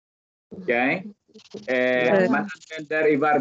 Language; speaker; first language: Swedish; non-native, fluent; Arabic